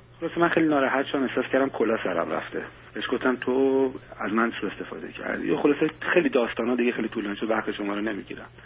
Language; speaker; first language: Persian; native; Persian